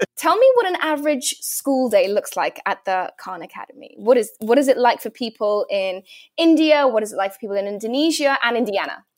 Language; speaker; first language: English; native; English